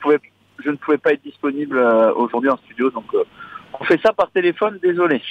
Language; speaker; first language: French; native; French